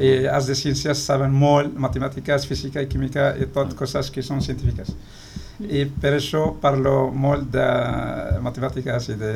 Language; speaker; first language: Catalan; non-native, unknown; Arabic